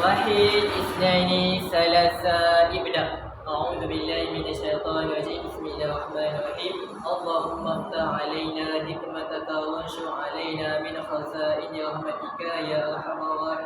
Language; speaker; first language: Arabic; non-native, learner; Malay